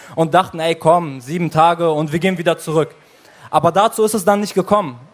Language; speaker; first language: German; early bilingual, other home language; Arabic